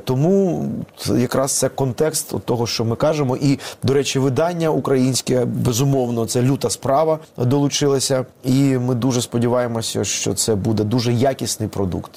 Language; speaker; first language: Ukrainian; non-native, local second language; Russian